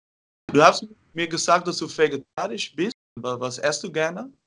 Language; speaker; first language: German; non-native, learner; Dutch